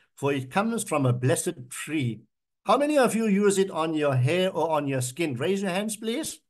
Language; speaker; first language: English; native; English